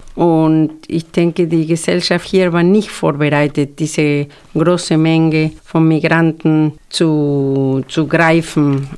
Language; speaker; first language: German; non-native, fluent; Spanish